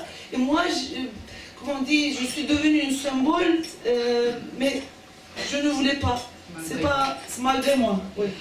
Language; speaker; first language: French; non-native, fluent; Turkish